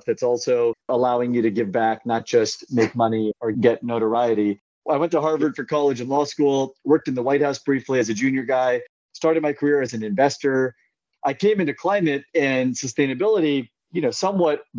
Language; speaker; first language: English; native; English